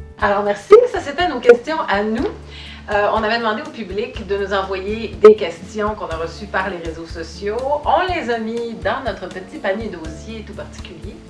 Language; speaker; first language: French; native; French